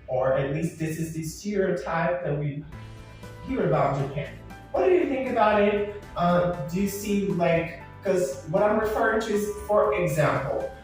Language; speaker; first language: English; non-native, fluent; Portuguese